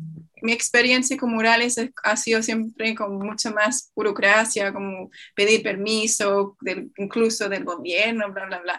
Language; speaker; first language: Spanish; non-native, fluent; English